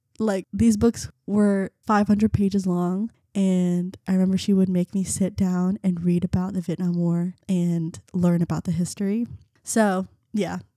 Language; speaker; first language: English; early bilingual, other home language; Vietnamese